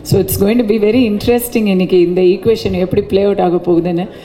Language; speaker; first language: Tamil; native; Tamil